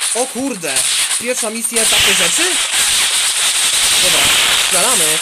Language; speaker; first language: Polish; native; Polish